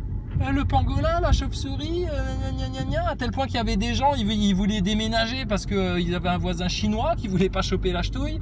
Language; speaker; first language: French; native; French